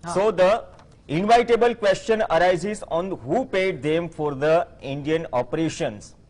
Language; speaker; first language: English; non-native, local second language; Gujarati